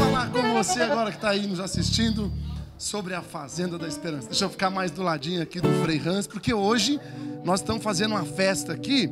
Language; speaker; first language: Portuguese; native; Portuguese